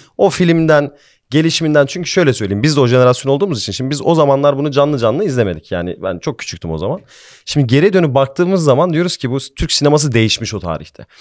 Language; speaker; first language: Turkish; early bilingual, heritage; Turkish